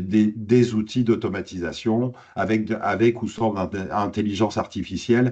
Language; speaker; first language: French; native; French